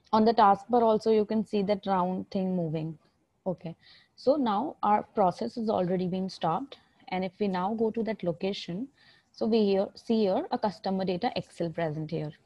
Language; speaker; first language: English; non-native, local second language; Hindi